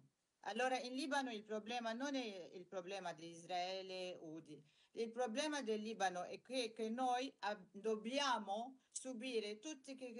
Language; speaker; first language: Italian; non-native, learner; Arabic